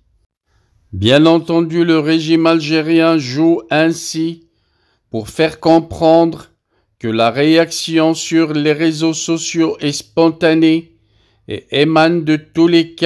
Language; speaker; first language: French; non-native, local second language; Arabic